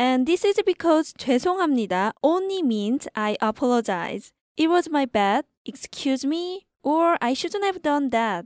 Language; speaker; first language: English; non-native, fluent; Korean